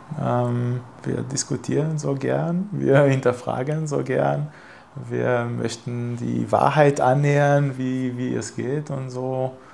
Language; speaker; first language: German; non-native, fluent; Hebrew